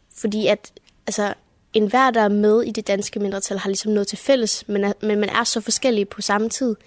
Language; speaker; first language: Danish; early bilingual, heritage; Danish